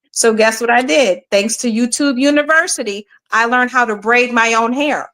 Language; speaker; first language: English; native; English